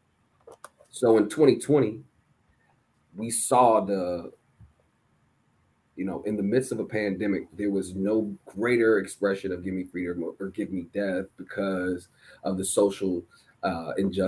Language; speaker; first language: English; native; English